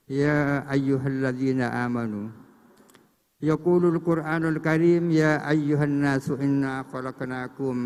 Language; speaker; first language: Arabic; non-native, fluent; Indonesian